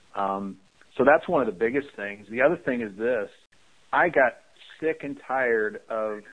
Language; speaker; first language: English; native; English